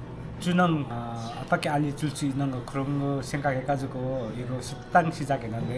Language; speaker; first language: Korean; non-native, learner; Nepali